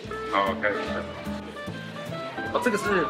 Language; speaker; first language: Chinese; native; Chinese